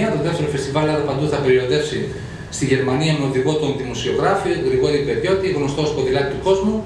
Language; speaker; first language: Greek; native; Greek